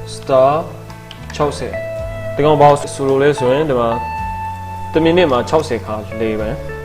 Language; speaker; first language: Burmese; non-native, local second language; Kachin